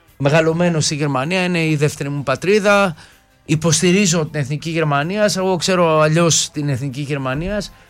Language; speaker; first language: Greek; early bilingual, heritage; Greek